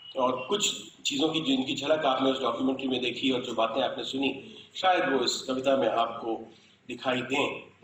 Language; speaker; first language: Hindi; native; Hindi